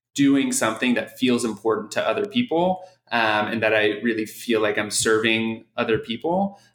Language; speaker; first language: English; native; English